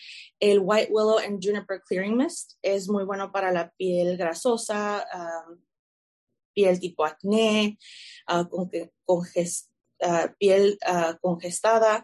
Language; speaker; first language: Spanish; early bilingual, heritage; Spanish